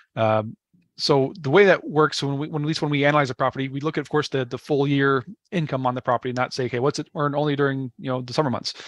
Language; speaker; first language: English; native; English